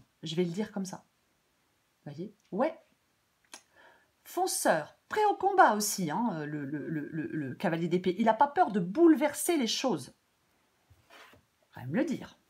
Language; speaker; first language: French; native; French